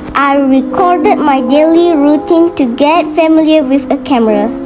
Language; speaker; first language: English; non-native, local second language; Malay